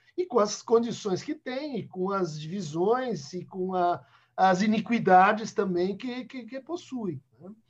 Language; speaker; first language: Portuguese; native; Portuguese